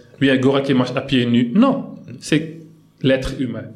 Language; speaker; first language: French; non-native, local second language; Wolof